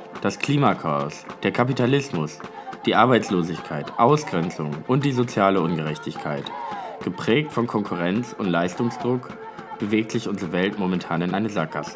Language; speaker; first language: German; native; German